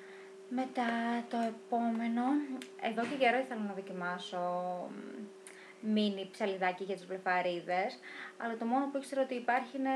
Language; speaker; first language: Greek; native; Greek